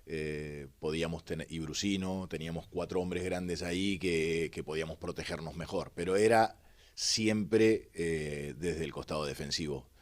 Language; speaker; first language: Spanish; native; Spanish